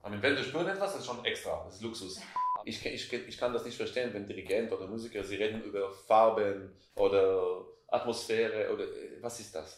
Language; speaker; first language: German; non-native, fluent; Hebrew